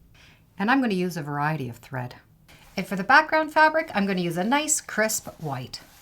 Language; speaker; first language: English; native; English